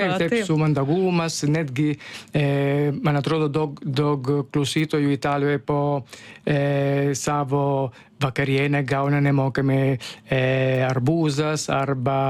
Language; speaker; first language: Lithuanian; non-native, learner; Italian